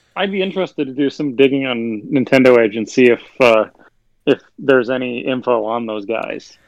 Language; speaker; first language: English; native; English